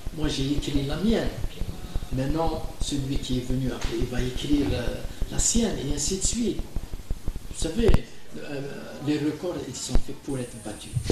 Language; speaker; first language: French; non-native, local second language; Arabic